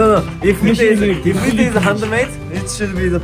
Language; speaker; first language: English; non-native, learner; Japanese